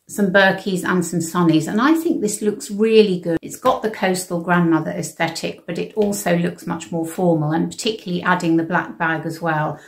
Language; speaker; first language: English; native; English